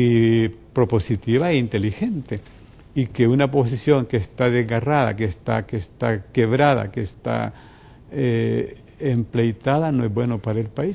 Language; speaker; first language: Spanish; native; Spanish